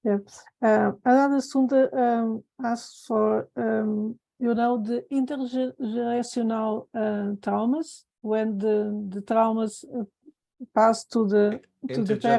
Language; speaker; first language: English; non-native, fluent; Portuguese